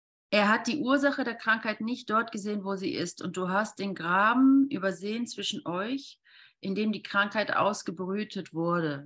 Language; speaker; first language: German; native; German